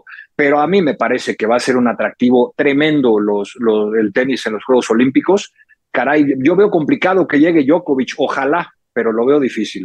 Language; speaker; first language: Spanish; native; Spanish